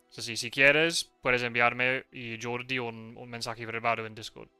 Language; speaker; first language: Spanish; non-native, learner; English